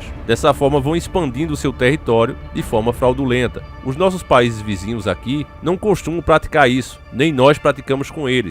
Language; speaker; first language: Portuguese; native; Portuguese